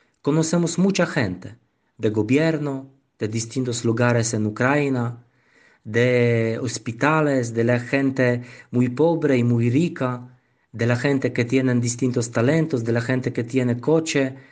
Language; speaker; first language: Spanish; non-native, learner; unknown